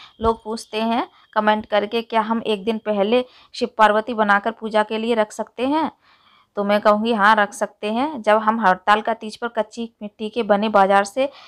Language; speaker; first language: Hindi; native; Hindi